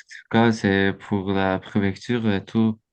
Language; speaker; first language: French; non-native, learner; Azerbaijani